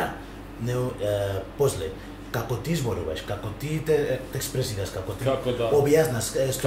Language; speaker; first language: Macedonian; non-native, learner; Spanish